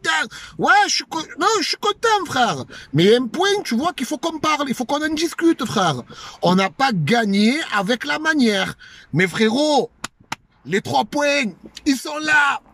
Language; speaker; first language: French; native; French